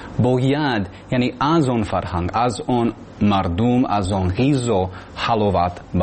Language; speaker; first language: Persian; non-native, learner; English